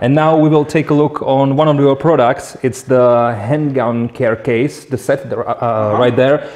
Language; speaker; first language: English; non-native, fluent; Czech